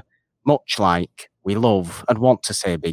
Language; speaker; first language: English; native; English